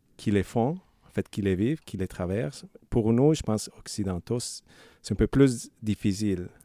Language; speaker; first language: French; non-native, fluent; Spanish